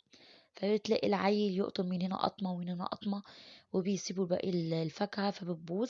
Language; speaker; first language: Arabic; native; Arabic